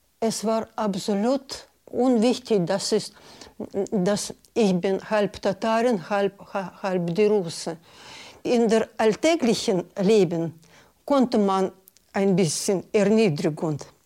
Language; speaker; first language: German; non-native, learner; Russian